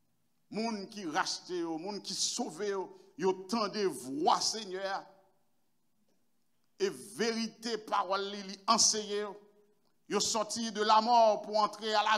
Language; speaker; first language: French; non-native, local second language; Haitian Creole